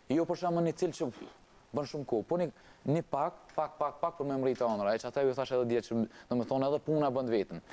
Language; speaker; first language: Albanian; early bilingual, heritage; Albanian